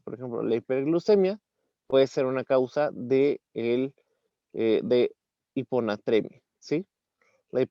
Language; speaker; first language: Spanish; native; Spanish